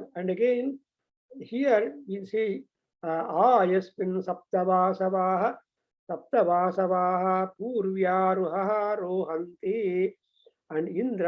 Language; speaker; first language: English; non-native, local second language; Telugu